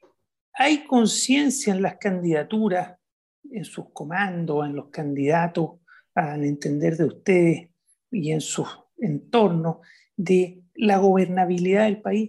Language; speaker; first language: Spanish; native; Spanish